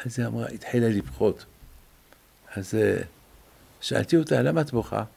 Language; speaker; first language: Hebrew; non-native, fluent; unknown